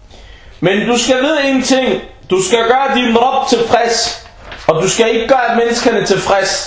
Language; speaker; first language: Danish; early bilingual, other home language; Arabic